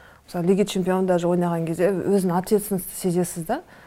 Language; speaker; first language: Kazakh; native; Kazakh